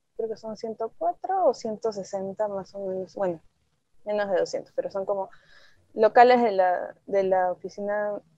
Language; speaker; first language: Spanish; native; Spanish